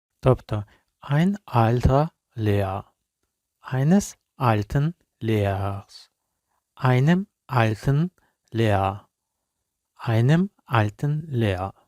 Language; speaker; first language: German; non-native, fluent; Ukrainian